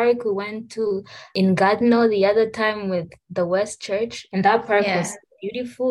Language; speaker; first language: English; non-native, local second language; Kinyarwanda